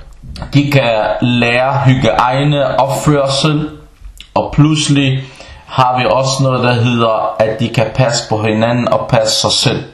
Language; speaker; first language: Danish; non-native, fluent; Arabic